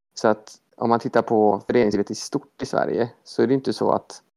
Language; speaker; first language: Swedish; native; Swedish